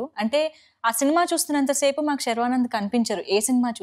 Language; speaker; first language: Telugu; native; Telugu